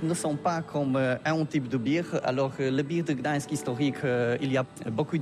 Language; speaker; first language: French; non-native, learner; Polish